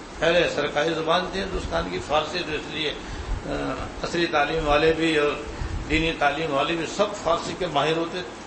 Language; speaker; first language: Urdu; native; Urdu